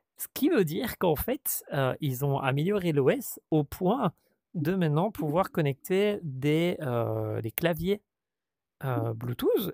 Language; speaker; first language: French; native; French